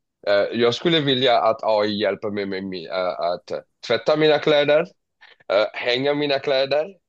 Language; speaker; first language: Swedish; non-native, fluent; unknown